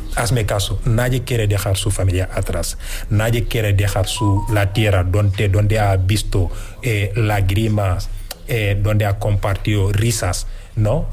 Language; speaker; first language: Spanish; non-native, fluent; Wolof